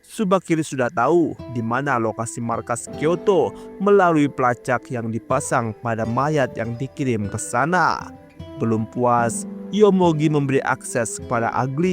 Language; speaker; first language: Indonesian; native; Indonesian